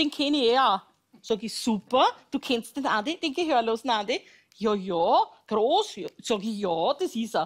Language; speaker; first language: German; native; German